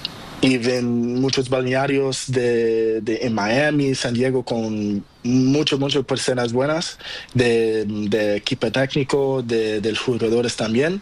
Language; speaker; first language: Spanish; non-native, learner; Portuguese